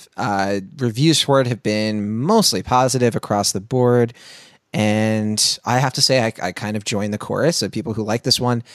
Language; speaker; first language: English; native; English